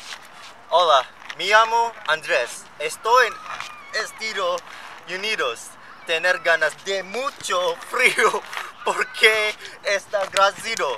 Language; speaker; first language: Spanish; non-native, learner; English